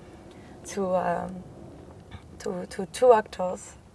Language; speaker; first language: English; non-native, fluent; French